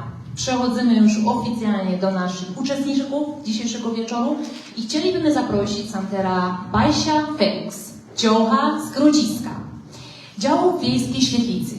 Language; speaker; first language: Polish; native; Polish